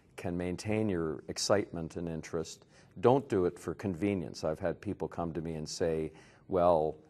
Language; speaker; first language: English; native; English